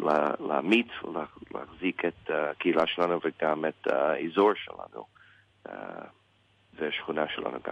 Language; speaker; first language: Hebrew; non-native, learner; English